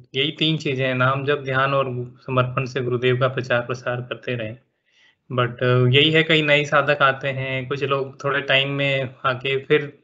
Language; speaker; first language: Hindi; native; Hindi